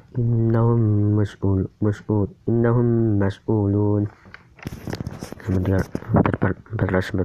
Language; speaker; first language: Arabic; non-native, learner; Indonesian